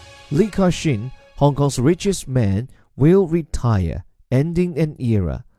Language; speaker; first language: English; non-native, fluent; Chinese